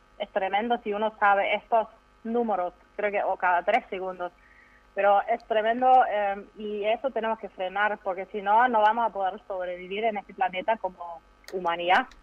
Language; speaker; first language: Spanish; non-native, fluent; German